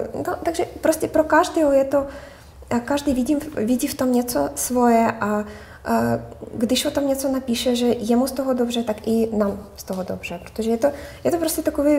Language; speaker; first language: Czech; non-native, fluent; Russian